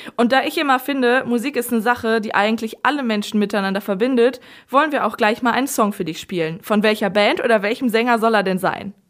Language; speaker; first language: German; native; German